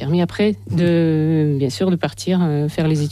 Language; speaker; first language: French; non-native, fluent; Russian